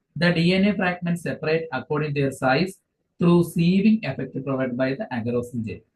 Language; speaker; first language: English; non-native, local second language; Malayalam